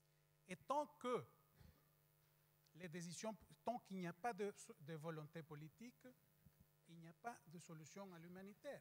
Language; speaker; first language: French; non-native, fluent; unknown